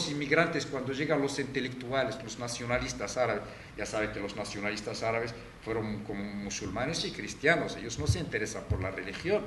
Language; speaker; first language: Spanish; non-native, fluent; Arabic